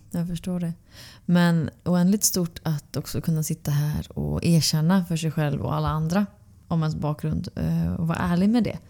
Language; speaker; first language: Swedish; native; Swedish